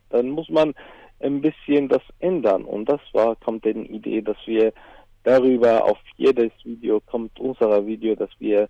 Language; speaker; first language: German; non-native, learner; Arabic